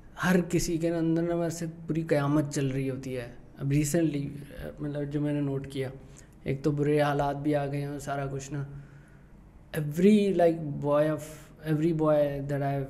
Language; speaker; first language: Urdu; native; Urdu